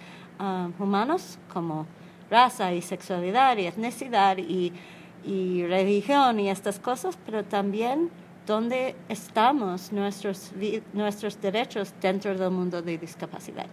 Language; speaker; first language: Spanish; non-native, learner; English